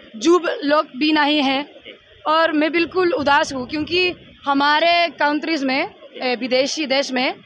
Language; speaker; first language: Hindi; non-native, learner; Spanish